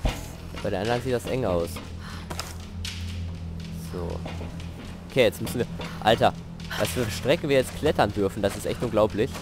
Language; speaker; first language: German; native; German